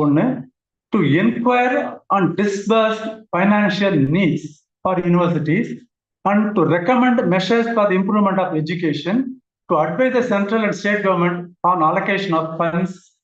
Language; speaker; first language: English; non-native, local second language; Tamil